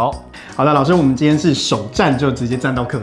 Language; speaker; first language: Chinese; native; Chinese